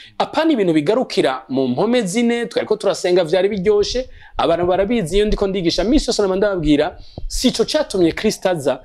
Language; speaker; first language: Rundi; native; Rundi